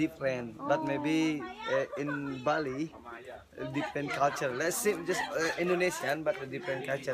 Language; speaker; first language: English; non-native, learner; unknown